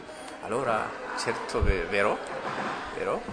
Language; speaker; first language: Italian; non-native, fluent; Rundi